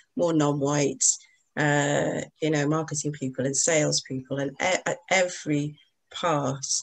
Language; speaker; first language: English; native; English